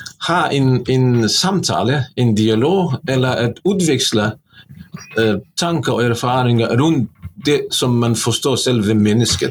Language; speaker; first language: Norwegian; non-native, fluent; Bosnian